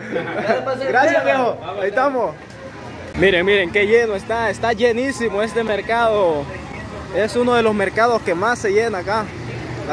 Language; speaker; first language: Spanish; native; Spanish